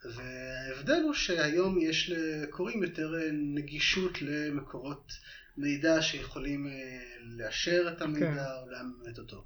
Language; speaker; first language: Hebrew; native; Hebrew